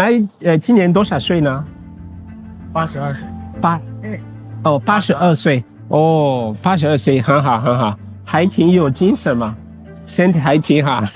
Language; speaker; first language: Chinese; non-native, fluent; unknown